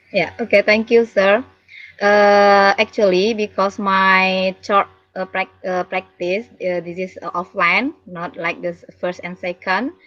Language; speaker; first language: English; non-native, learner; Indonesian